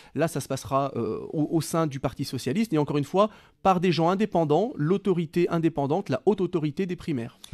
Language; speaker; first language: French; native; French